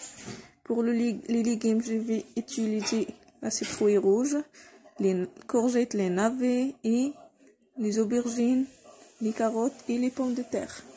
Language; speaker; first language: French; non-native, local second language; Arabic